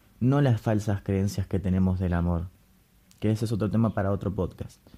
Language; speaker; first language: Spanish; native; Spanish